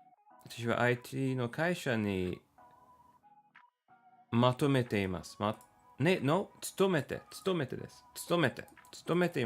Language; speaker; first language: Japanese; non-native, learner; English